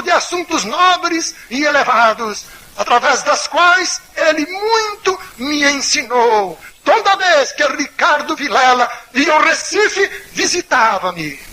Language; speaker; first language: Portuguese; native; Portuguese